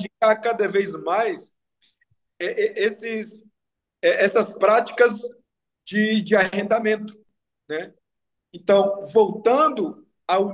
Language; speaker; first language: Portuguese; non-native, local second language; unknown